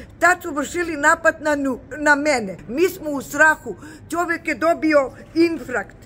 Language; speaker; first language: Serbian; non-native, local second language; Albanian